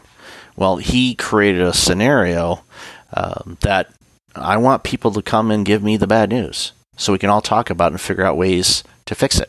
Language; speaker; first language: English; native; English